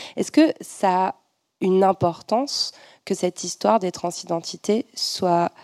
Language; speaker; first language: French; native; French